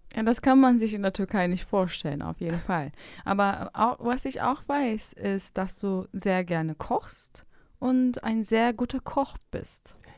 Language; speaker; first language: German; native; German